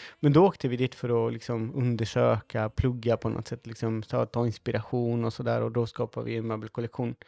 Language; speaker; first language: Swedish; non-native, fluent; Spanish